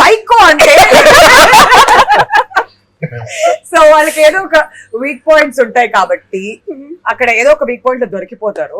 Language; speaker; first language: Telugu; native; Telugu